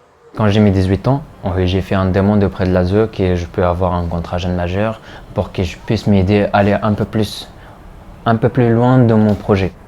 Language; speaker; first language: French; non-native, fluent; Arabic